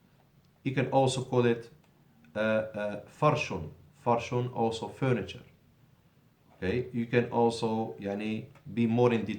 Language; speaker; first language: English; non-native, fluent; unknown